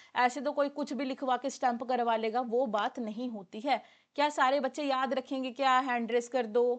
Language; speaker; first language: Hindi; non-native, local second language; Punjabi